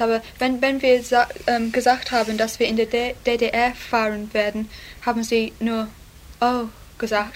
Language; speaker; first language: German; non-native, learner; English